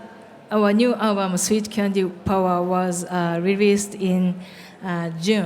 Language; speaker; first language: English; non-native, learner; Japanese